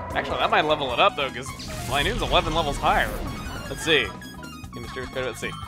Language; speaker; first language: English; native; English